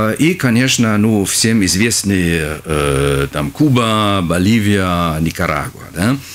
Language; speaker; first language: Russian; non-native, fluent; German